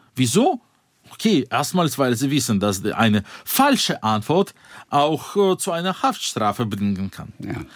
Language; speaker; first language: German; non-native, fluent; Russian